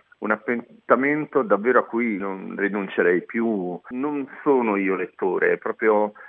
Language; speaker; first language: Italian; native; Italian